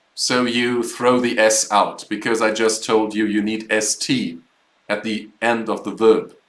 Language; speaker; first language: English; non-native, fluent; German